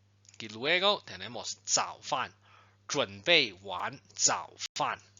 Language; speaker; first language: Spanish; non-native, fluent; Chinese